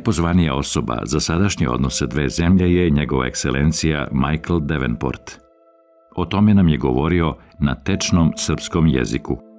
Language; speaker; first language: Bosnian; native; Bosnian